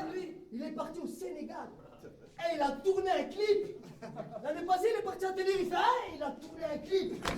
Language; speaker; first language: French; native; French